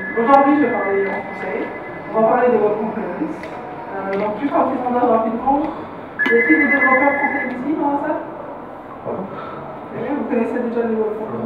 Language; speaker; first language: French; non-native, local second language; Arabic